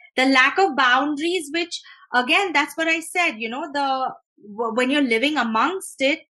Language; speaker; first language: English; non-native, local second language; Hindi